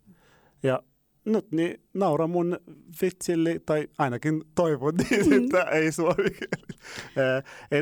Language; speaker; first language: Finnish; non-native, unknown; Arabic